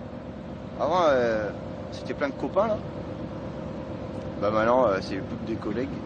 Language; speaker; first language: French; native; French